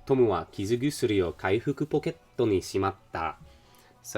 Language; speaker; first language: Japanese; non-native, learner; English